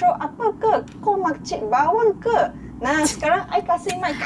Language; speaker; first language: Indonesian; non-native, fluent; Chinese